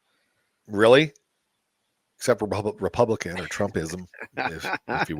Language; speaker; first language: English; native; English